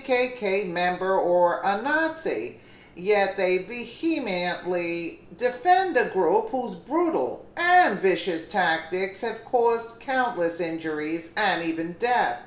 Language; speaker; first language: English; native; English